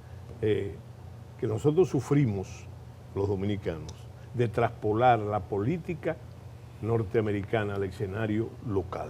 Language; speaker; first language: Spanish; native; Spanish